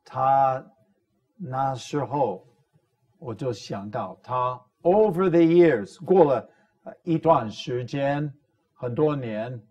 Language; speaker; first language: Chinese; non-native, fluent; English